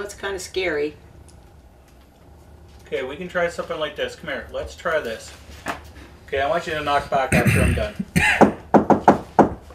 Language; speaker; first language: English; native; English